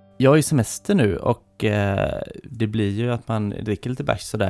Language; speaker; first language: Swedish; native; Swedish